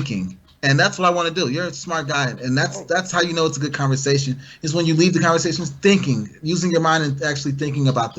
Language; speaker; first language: English; native; English